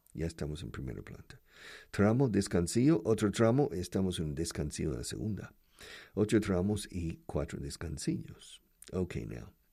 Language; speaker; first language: Spanish; non-native, fluent; English